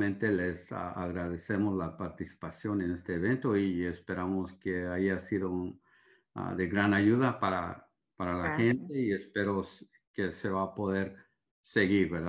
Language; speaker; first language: Spanish; early bilingual, heritage; Spanish